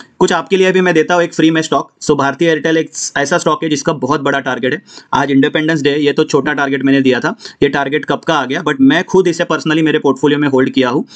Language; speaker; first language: Hindi; non-native, local second language; Marathi